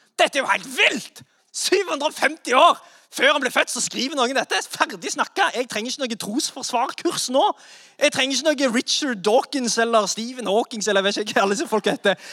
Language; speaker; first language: Norwegian; native; Norwegian